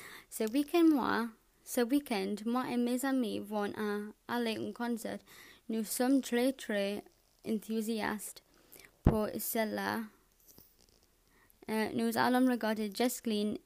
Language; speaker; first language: French; non-native, learner; English